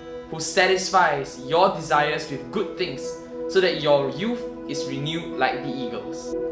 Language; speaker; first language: English; non-native, local second language; Chinese